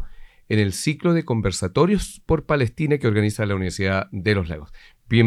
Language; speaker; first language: Spanish; native; Spanish